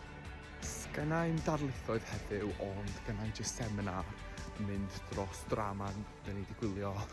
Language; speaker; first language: Welsh; native; Welsh